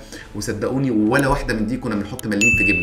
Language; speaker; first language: Arabic; native; Arabic